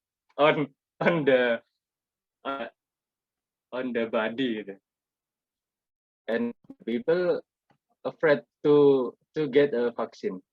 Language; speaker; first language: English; non-native, learner; Indonesian